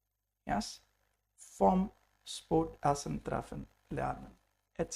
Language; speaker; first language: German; non-native, fluent; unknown